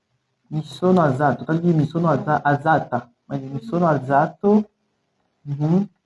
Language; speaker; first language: Italian; non-native, fluent; French